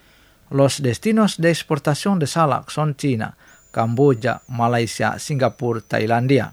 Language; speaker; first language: Spanish; non-native, fluent; Indonesian